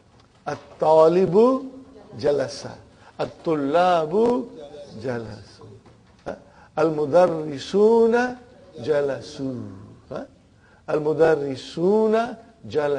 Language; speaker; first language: Arabic; non-native, fluent; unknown